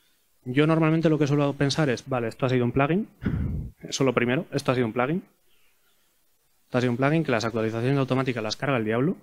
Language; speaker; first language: Spanish; native; Spanish